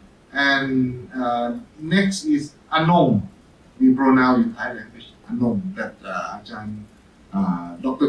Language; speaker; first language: English; non-native, fluent; Thai